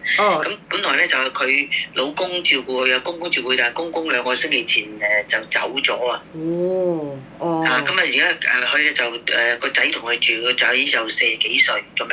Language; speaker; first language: Cantonese; native; Cantonese